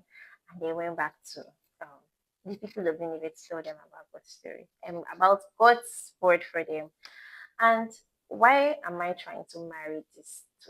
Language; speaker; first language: English; non-native, local second language; Igbo